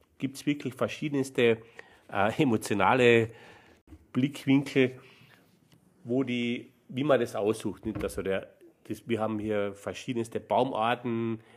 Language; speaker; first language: German; native; German